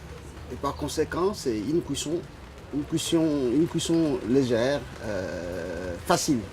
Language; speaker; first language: French; non-native, fluent; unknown